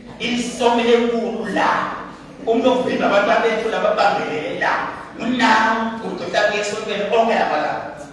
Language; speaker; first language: Zulu; non-native, local second language; Swati